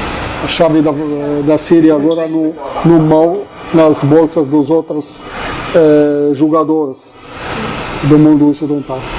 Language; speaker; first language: Portuguese; non-native, fluent; Arabic